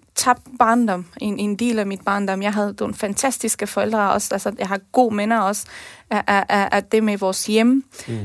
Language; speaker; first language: Danish; early bilingual, other home language; Persian